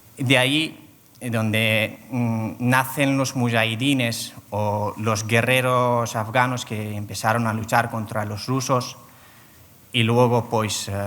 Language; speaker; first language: Spanish; non-native, fluent; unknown